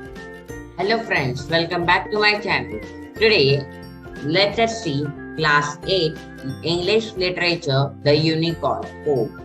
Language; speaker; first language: English; non-native, local second language; Hindi